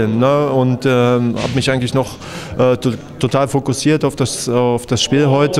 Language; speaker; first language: German; native; German